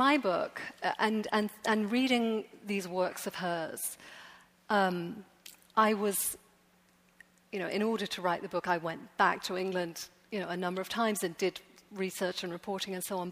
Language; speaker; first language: English; native; English